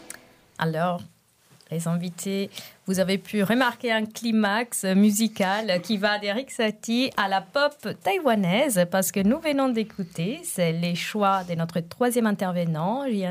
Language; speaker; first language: French; non-native, fluent; Italian